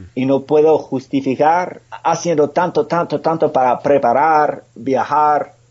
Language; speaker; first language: Spanish; non-native, fluent; English